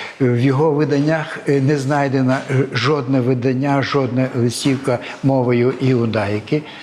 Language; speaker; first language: Ukrainian; native; Ukrainian